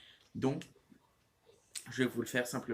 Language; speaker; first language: French; native; French